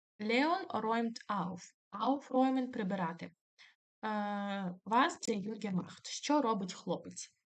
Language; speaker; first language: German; non-native, fluent; Ukrainian